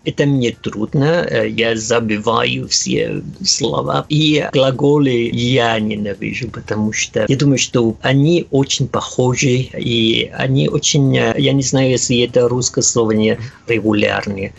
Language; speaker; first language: Russian; non-native, learner; Spanish